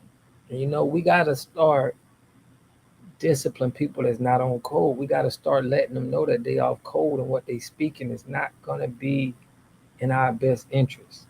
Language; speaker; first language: English; native; English